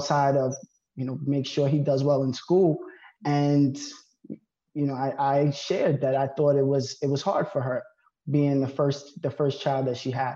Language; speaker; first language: English; native; English